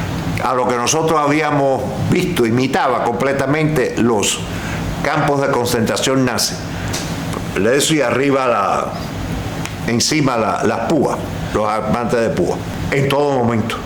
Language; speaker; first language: Spanish; native; Spanish